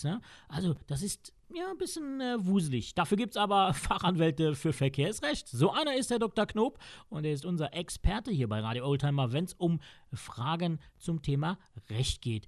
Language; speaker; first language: German; native; German